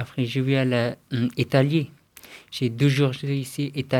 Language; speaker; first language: French; non-native, learner; Pashto